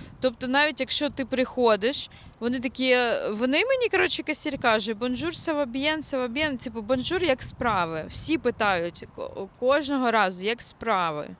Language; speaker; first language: Ukrainian; non-native, local second language; Russian